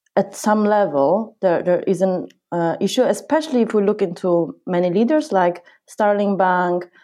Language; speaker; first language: English; non-native, fluent; Polish